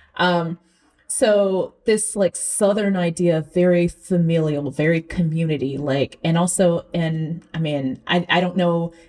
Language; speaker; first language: English; early bilingual, other home language; Akan